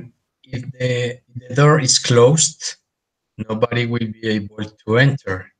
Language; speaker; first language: English; non-native, learner; Spanish